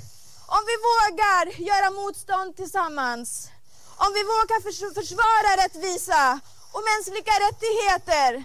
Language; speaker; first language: Swedish; non-native, fluent; Arabic